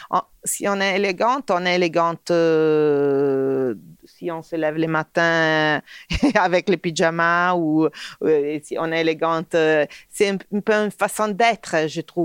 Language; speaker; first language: French; non-native, fluent; Italian